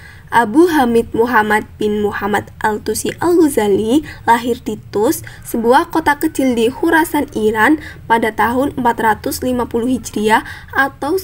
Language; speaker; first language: Indonesian; native; Indonesian